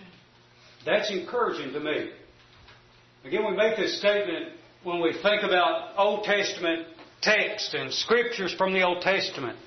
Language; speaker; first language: English; native; English